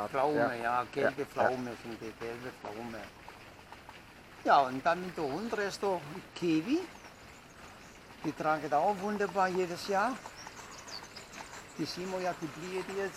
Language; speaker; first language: German; non-native, learner; Italian